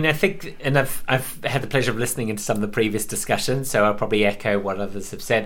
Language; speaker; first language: English; native; English